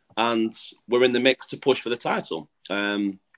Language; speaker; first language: English; native; English